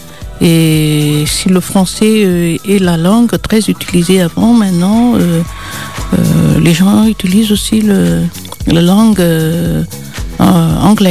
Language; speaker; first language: French; non-native, local second language; Malagasy